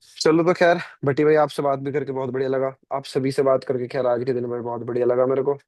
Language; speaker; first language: Hindi; native; Hindi